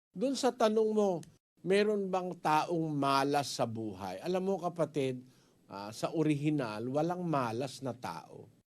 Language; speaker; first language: Filipino; native; Filipino